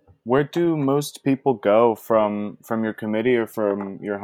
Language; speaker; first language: English; native; English